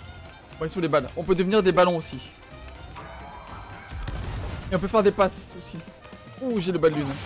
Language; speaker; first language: French; native; French